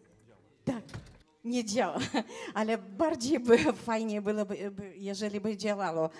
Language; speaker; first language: Polish; non-native, learner; Lithuanian